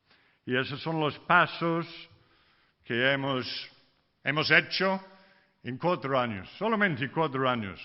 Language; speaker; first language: Spanish; non-native, fluent; English